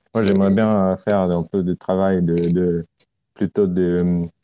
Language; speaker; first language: French; non-native, fluent; Romanian